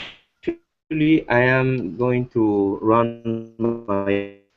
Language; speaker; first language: English; non-native, learner; Spanish